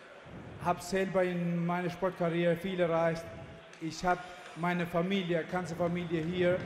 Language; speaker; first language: German; non-native, fluent; Albanian